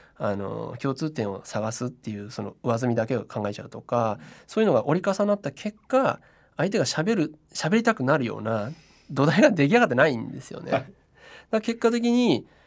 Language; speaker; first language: Japanese; native; Japanese